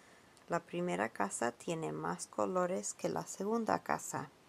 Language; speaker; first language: Spanish; non-native, fluent; English